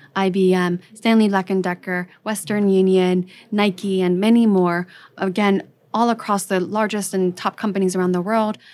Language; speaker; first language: English; early bilingual, other home language; French